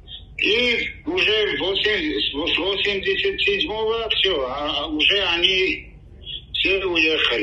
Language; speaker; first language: Russian; non-native, local second language; Armenian